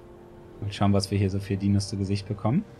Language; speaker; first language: German; native; German